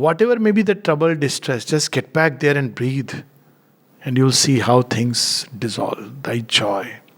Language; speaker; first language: English; non-native, local second language; Hindi